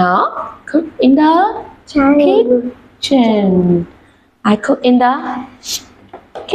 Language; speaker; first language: English; non-native, fluent; Vietnamese